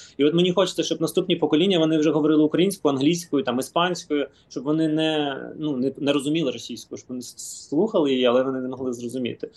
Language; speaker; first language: Ukrainian; non-native, local second language; Russian